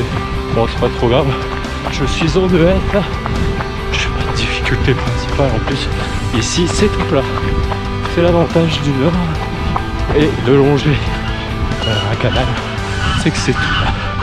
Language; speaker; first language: French; native; French